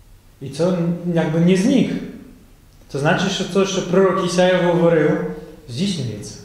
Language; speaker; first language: Ukrainian; non-native, fluent; Polish